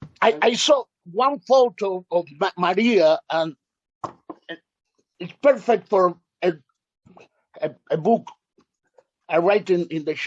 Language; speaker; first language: English; non-native, learner; Spanish